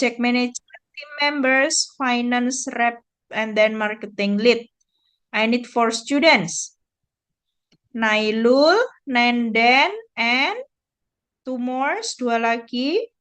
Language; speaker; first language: English; non-native, fluent; Indonesian